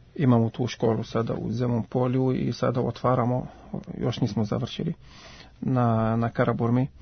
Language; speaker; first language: Serbian; non-native, fluent; Arabic